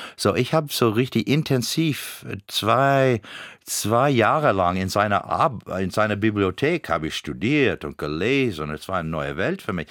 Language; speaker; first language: German; non-native, fluent; English